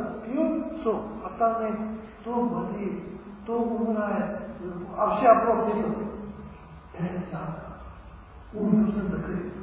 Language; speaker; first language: Russian; non-native, learner; Tibetan